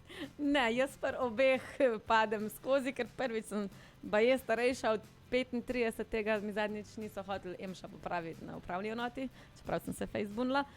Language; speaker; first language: Slovenian; native; Slovenian